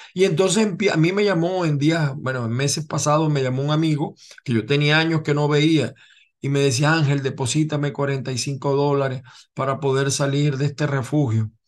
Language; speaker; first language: Spanish; native; Spanish